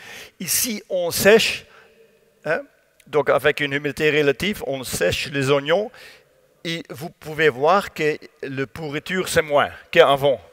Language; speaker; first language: French; non-native, learner; Dutch